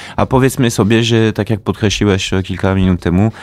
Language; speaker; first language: Polish; native; Polish